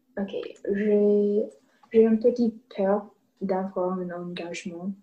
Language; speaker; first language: French; non-native, learner; English